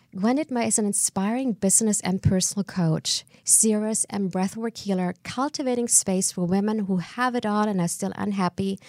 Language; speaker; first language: English; non-native, fluent; German